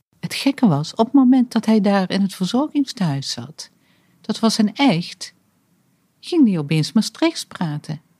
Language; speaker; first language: Dutch; native; Dutch